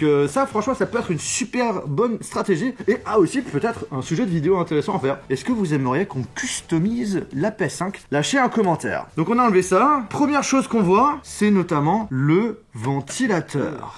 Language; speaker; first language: French; native; French